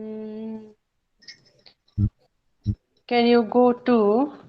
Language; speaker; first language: English; non-native, learner; Hindi